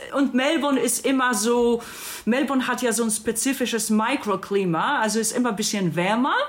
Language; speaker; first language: German; non-native, fluent; Polish